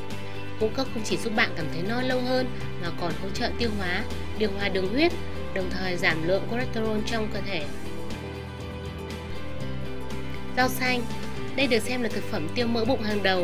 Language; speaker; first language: Vietnamese; native; Vietnamese